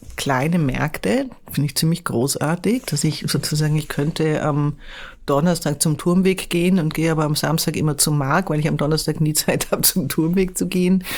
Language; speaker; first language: German; native; German